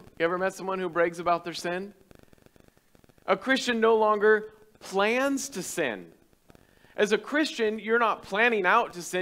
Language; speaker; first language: English; native; English